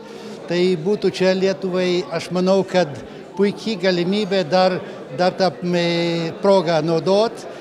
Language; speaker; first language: Lithuanian; early bilingual, heritage; Lithuanian